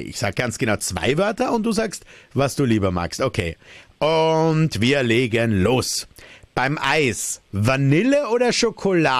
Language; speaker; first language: German; native; German